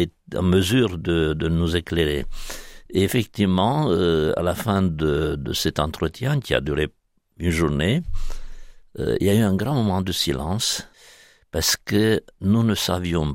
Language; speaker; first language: French; non-native, fluent; Romanian